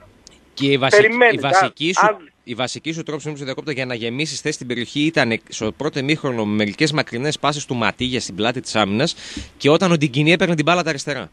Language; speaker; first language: Greek; native; Greek